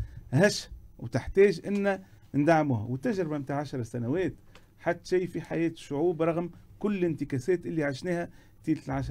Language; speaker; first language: Arabic; native; Arabic